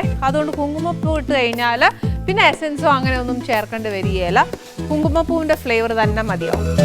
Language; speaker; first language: Malayalam; native; Malayalam